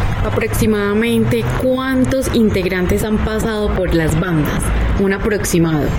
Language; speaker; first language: Spanish; native; Spanish